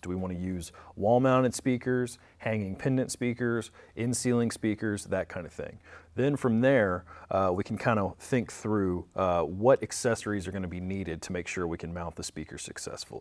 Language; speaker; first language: English; native; English